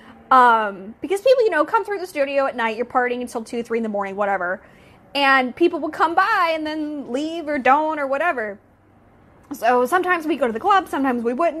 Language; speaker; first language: English; native; English